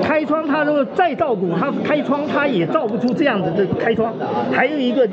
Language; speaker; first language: Chinese; native; Chinese